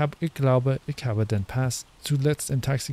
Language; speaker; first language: German; non-native, learner; English